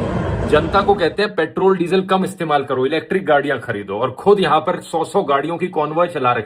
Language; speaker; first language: Hindi; native; Hindi